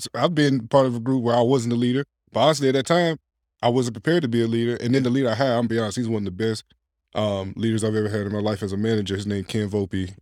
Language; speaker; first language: English; native; English